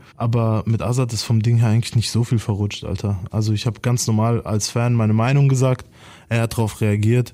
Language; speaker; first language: German; native; German